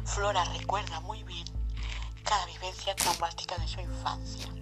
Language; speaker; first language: Spanish; native; Spanish